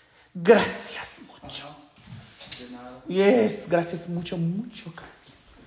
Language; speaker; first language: Spanish; non-native, learner; English